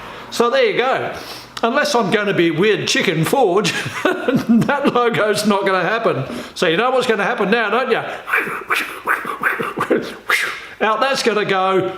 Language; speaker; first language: English; native; English